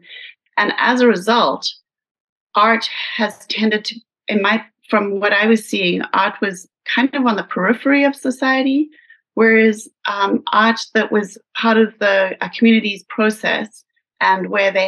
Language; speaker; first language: English; native; English